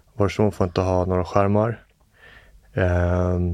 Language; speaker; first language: Swedish; early bilingual, other home language; English